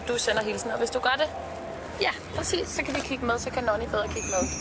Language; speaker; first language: Danish; native; Danish